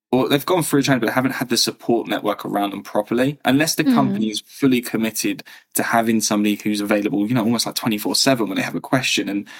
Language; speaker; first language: English; native; English